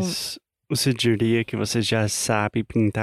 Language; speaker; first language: Portuguese; non-native, learner; English